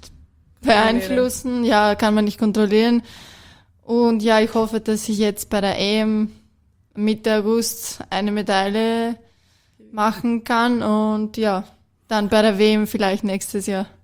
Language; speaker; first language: German; non-native, fluent; Greek